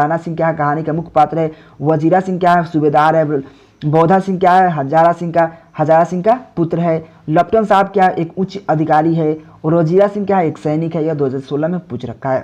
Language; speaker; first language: Hindi; native; Hindi